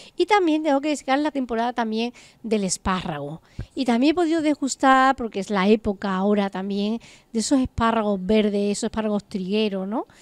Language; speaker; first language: Spanish; native; Spanish